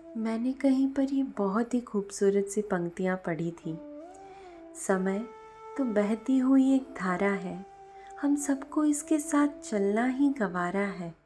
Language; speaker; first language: Hindi; native; Hindi